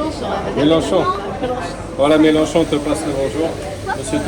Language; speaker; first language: French; native; French